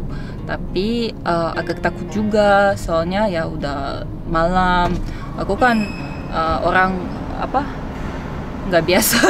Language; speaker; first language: Indonesian; non-native, learner; Russian